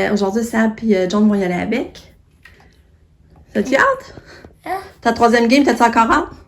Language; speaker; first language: French; native; French